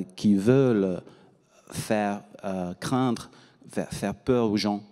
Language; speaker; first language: French; non-native, fluent; English